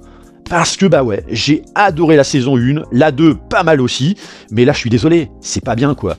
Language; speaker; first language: French; native; French